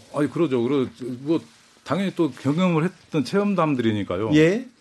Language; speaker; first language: Korean; native; Korean